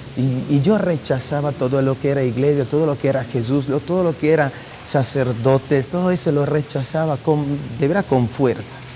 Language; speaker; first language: Spanish; non-native, fluent; Italian